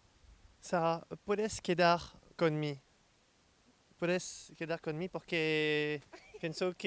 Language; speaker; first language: Spanish; non-native, learner; French